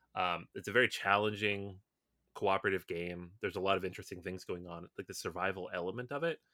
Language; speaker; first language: English; native; English